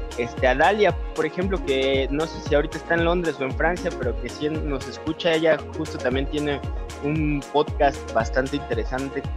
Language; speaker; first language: Spanish; native; Spanish